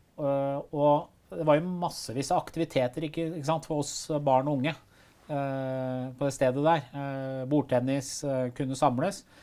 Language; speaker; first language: Norwegian; early bilingual, other home language; Persian